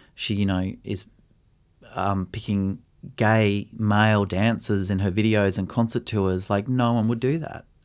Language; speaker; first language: English; native; English